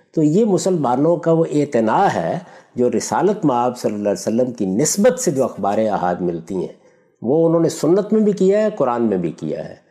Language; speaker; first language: Urdu; non-native, local second language; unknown